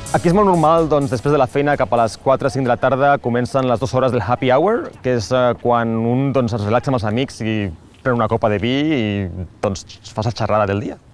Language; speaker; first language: Catalan; native; Catalan